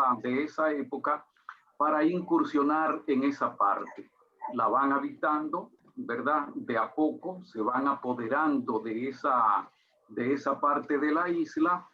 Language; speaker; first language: Spanish; native; Spanish